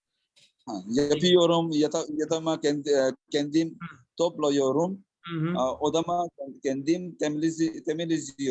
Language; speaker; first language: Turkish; non-native, learner; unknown